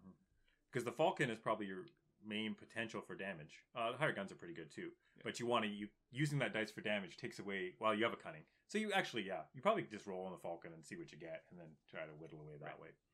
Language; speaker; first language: English; native; English